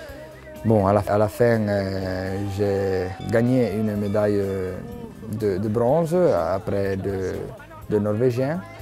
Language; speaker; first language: French; non-native, local second language; Italian